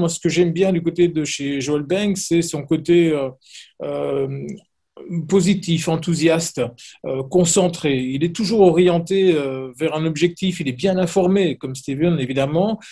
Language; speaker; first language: French; native; French